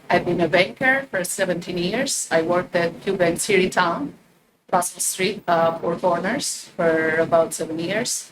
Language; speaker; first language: English; non-native, fluent; Albanian